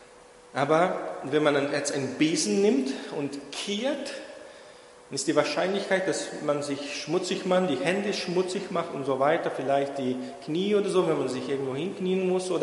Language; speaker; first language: German; non-native, fluent; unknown